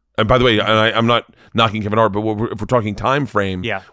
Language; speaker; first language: English; native; English